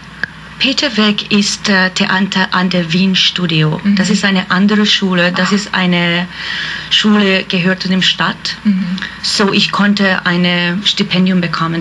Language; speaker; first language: German; non-native, fluent; Hungarian